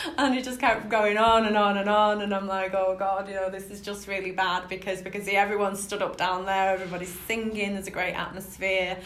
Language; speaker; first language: English; native; English